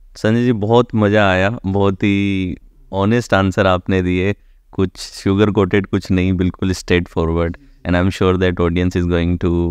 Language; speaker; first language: Hindi; native; Hindi